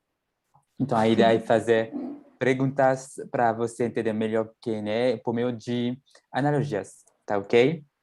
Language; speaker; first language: Portuguese; non-native, fluent; French